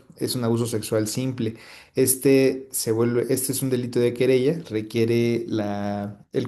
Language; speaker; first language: Spanish; native; Spanish